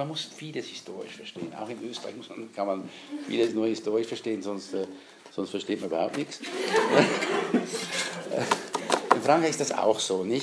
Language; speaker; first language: German; native; German